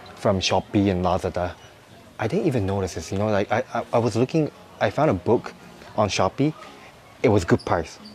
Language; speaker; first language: English; non-native, fluent; Japanese